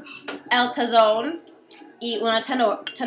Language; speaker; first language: Spanish; non-native, learner; English